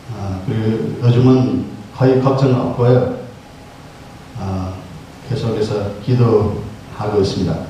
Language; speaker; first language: Korean; non-native, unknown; Nepali